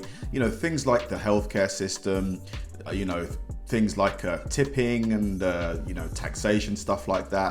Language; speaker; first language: English; native; English